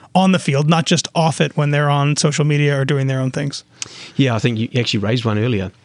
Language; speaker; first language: English; native; English